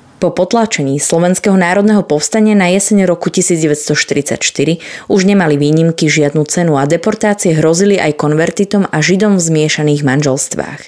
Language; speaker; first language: Slovak; native; Slovak